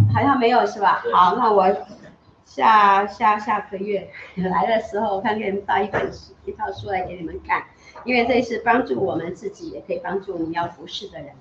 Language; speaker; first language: Chinese; native; Chinese